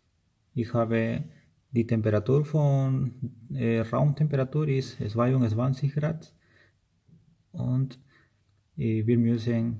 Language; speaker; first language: German; non-native, learner; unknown